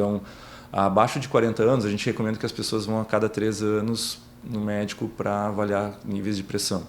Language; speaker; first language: Portuguese; native; Portuguese